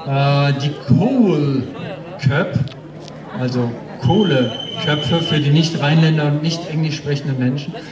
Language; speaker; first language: German; native; German